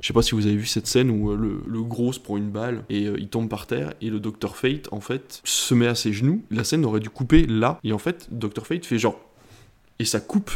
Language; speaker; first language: French; native; French